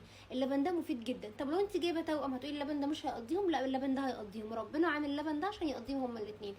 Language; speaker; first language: Arabic; native; Arabic